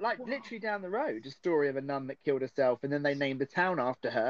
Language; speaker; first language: English; native; English